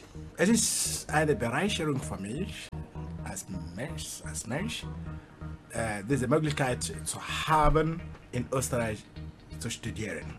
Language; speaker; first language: German; non-native, fluent; Igbo